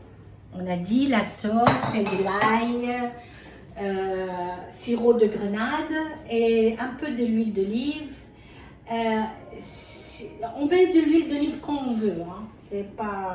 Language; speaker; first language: French; non-native, fluent; Arabic